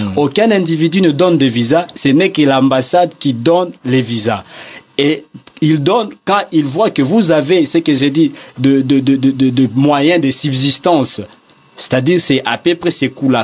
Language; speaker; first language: French; non-native, local second language; Lingala